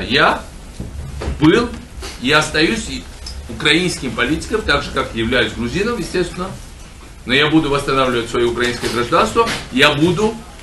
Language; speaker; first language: Russian; non-native, local second language; Georgian